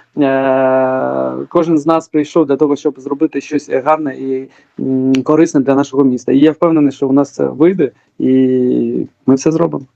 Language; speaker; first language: Ukrainian; early bilingual, other home language; Georgian